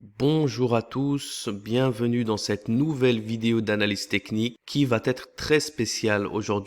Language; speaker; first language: French; native; French